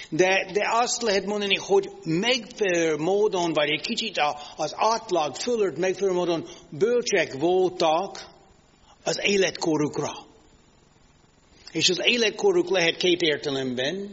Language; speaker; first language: Hungarian; non-native, fluent; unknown